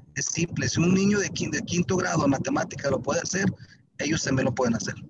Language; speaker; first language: Spanish; early bilingual, heritage; Spanish